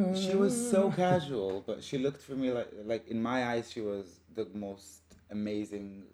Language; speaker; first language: English; non-native, fluent; Hebrew